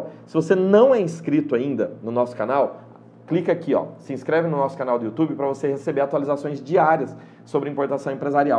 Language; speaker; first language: Portuguese; native; Portuguese